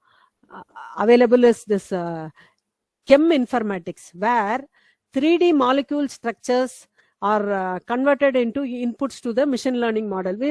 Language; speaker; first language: English; non-native, local second language; Tamil